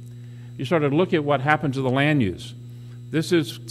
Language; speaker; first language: English; native; English